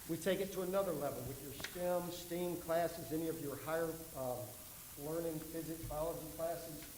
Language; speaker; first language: English; native; English